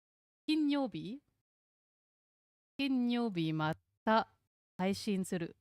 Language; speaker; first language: Japanese; non-native, learner; English